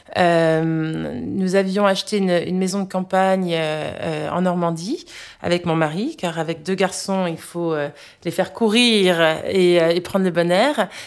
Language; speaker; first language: French; native; French